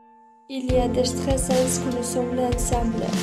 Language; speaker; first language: French; non-native, learner; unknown